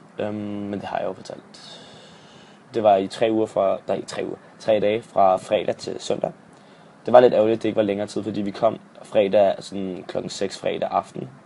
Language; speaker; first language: Danish; native; Danish